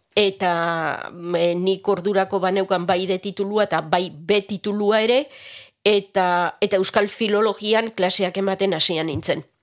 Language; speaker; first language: Basque; native; Basque